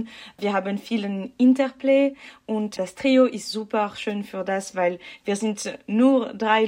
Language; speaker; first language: German; non-native, local second language; French